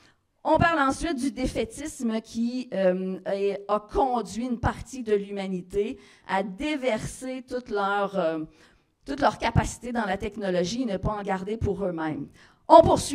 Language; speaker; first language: French; native; French